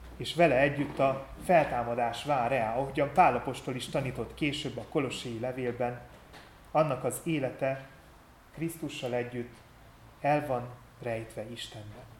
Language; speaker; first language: Hungarian; native; Hungarian